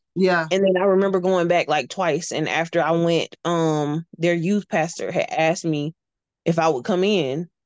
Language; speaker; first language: English; native; English